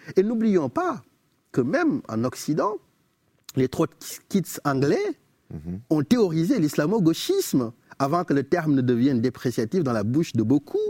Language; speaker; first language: French; non-native, local second language; Wolof